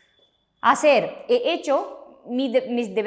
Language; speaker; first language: Spanish; non-native, fluent; Hindi